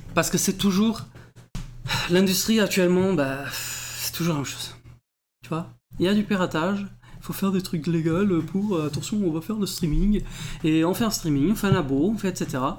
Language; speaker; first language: French; early bilingual, other home language; Portuguese